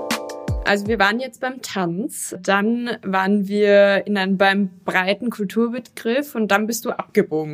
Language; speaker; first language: German; native; German